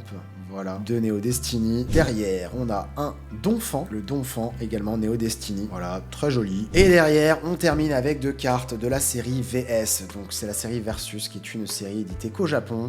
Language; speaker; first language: French; native; French